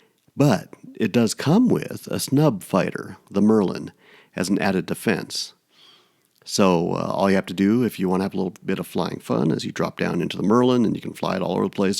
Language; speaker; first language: English; native; English